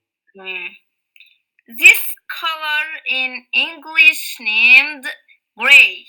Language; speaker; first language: English; non-native, learner; Arabic